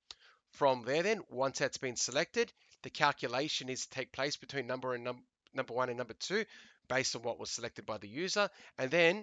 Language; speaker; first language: English; native; English